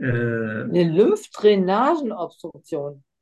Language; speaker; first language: German; native; German